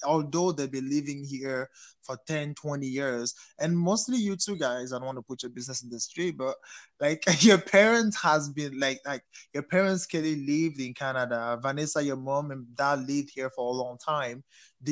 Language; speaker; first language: English; non-native, local second language; French